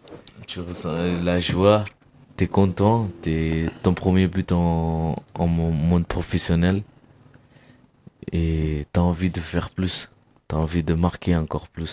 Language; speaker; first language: French; non-native, fluent; Kabuverdianu